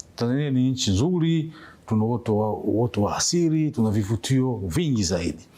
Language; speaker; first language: Swahili; native; Swahili